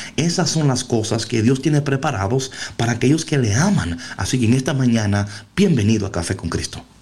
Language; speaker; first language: Spanish; early bilingual, heritage; Spanish